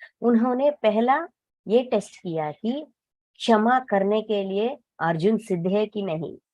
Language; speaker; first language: Hindi; non-native, local second language; Telugu